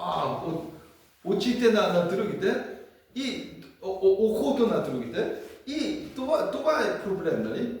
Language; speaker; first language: Bulgarian; non-native, learner; Korean